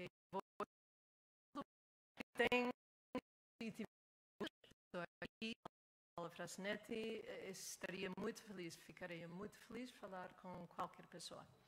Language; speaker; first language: Portuguese; non-native, learner; English